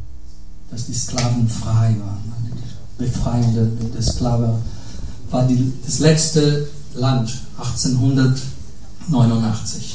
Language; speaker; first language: German; non-native, fluent; Portuguese